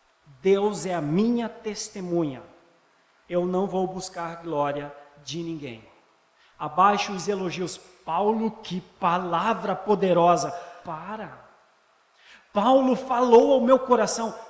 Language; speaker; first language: Portuguese; native; Portuguese